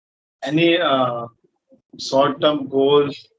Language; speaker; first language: English; non-native, learner; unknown